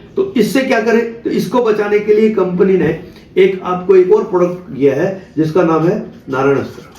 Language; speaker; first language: Hindi; non-native, local second language; Marathi